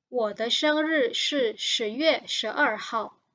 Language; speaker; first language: Chinese; non-native, fluent; Indonesian